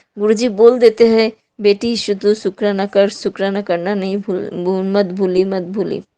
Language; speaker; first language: Hindi; non-native, local second language; Bangla